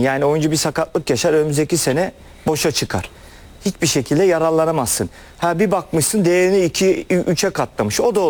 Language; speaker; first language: Turkish; native; Turkish